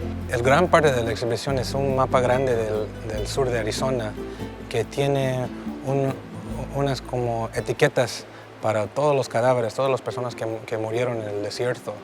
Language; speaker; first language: Spanish; early bilingual, heritage; Spanish